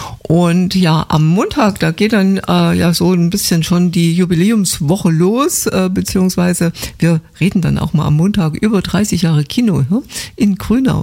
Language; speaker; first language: German; native; German